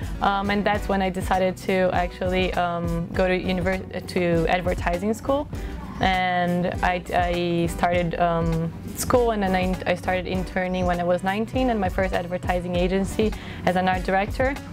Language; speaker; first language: English; non-native, fluent; Portuguese